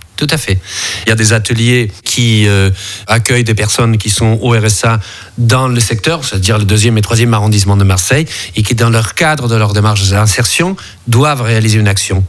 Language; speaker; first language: French; early bilingual, other home language; Spanish